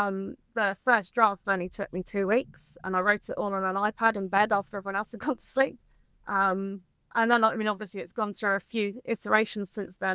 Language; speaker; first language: English; native; English